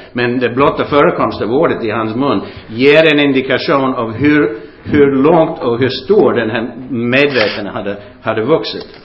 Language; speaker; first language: Swedish; non-native, fluent; English